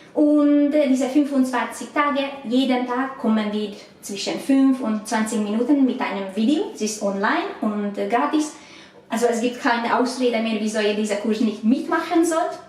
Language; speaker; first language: German; non-native, learner; Hungarian